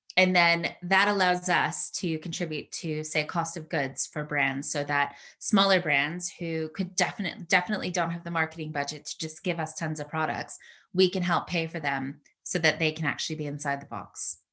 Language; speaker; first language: English; native; English